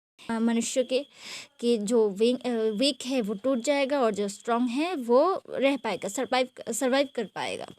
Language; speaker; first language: Hindi; non-native, local second language; Bangla